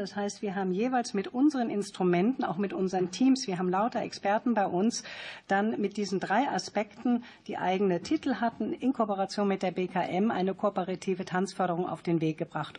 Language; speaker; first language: German; native; German